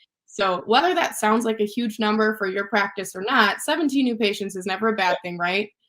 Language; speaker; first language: English; native; English